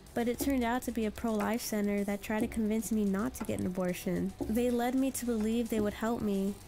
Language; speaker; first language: English; native; English